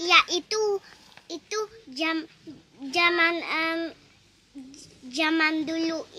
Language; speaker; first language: Indonesian; early bilingual, heritage; Indonesian